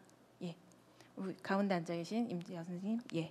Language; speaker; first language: Korean; native; Korean